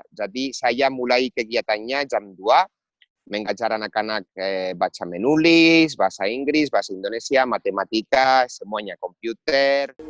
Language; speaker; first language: Indonesian; non-native, fluent; Spanish